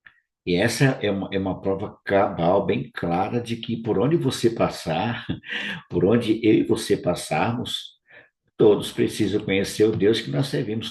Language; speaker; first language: Portuguese; native; Portuguese